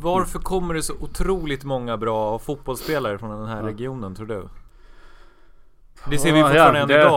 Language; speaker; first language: Swedish; native; Swedish